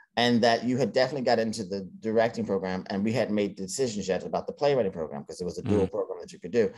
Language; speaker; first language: English; native; English